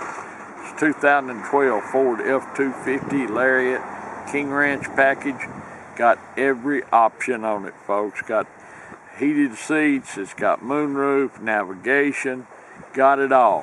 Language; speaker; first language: English; native; English